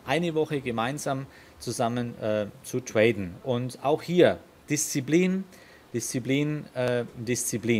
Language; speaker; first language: German; native; German